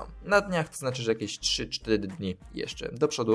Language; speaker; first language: Polish; native; Polish